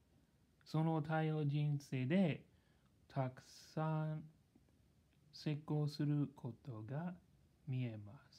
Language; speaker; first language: Japanese; non-native, learner; English